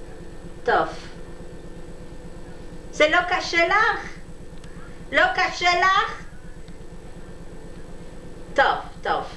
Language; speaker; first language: Hebrew; non-native, learner; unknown